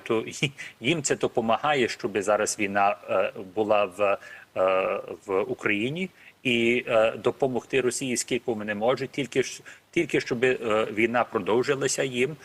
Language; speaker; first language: Ukrainian; early bilingual, heritage; Ukrainian